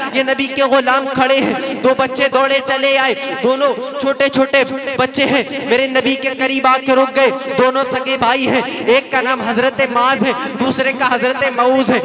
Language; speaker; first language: Hindi; native; Hindi